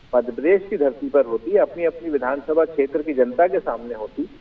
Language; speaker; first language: Hindi; native; Hindi